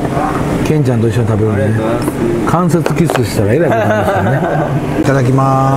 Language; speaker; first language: Japanese; native; Japanese